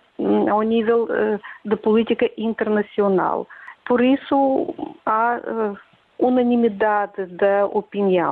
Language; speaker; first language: Portuguese; non-native, fluent; Russian